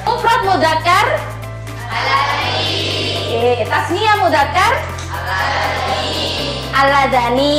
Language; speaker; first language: Arabic; non-native, fluent; Indonesian